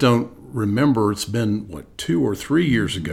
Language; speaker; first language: English; native; English